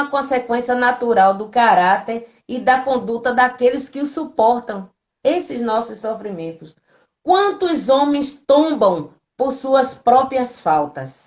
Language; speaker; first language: Portuguese; native; Portuguese